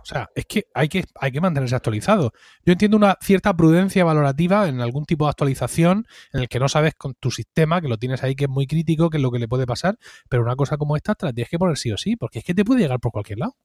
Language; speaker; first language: Spanish; native; Spanish